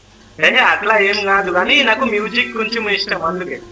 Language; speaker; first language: Telugu; non-native, local second language; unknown